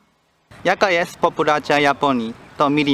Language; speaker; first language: Polish; non-native, learner; Japanese